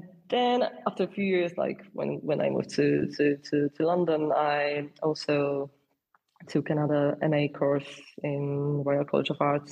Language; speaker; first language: English; non-native, fluent; Polish